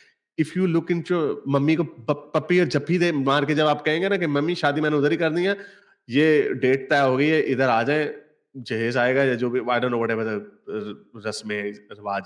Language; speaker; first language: Hindi; native; Hindi